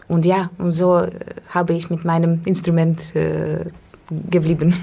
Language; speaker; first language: German; non-native, fluent; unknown